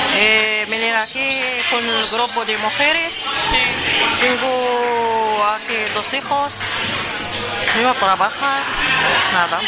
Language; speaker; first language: Spanish; non-native, learner; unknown